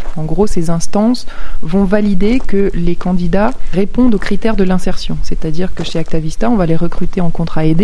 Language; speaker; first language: French; native; French